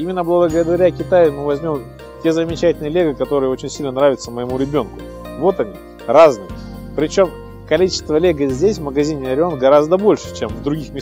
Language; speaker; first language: Russian; native; Russian